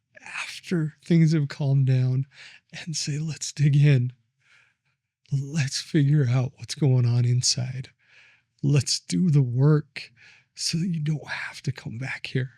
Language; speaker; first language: English; native; English